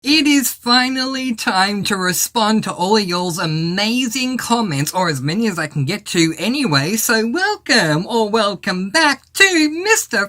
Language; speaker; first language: English; native; English